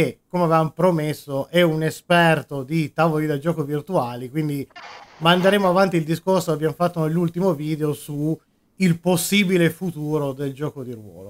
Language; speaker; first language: Italian; native; Italian